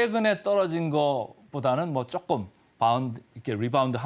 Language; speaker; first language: Korean; native; Korean